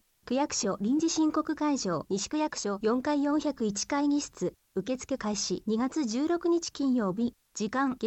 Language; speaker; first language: Japanese; native; Japanese